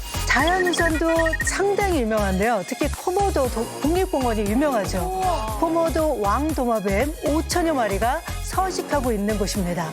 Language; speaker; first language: Korean; native; Korean